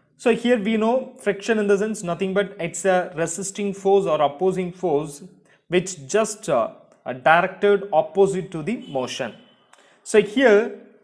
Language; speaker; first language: English; non-native, local second language; Tamil